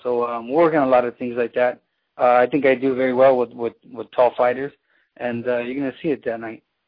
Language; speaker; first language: English; early bilingual, other home language; Spanish